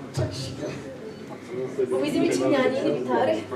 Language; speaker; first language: Turkish; non-native, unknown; Arabic